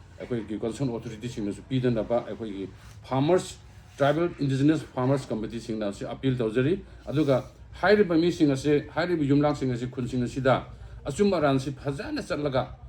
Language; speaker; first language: Manipuri; non-native, local second language; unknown